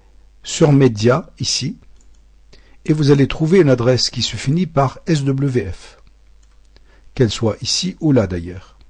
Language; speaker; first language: French; native; French